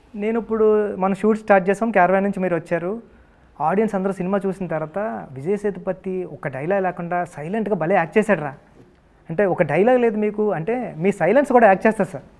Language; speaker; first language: Telugu; native; Telugu